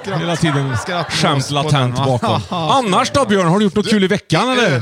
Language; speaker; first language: Swedish; native; Swedish